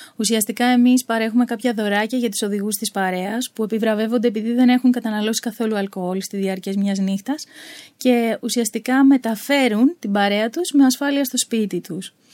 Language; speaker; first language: Greek; native; Greek